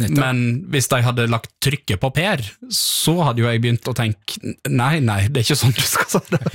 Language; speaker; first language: Norwegian; native; Norwegian